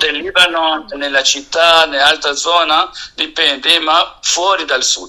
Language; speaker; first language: Italian; non-native, fluent; Arabic